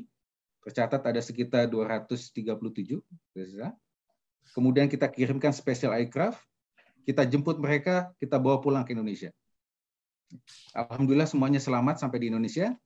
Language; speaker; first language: Indonesian; native; Indonesian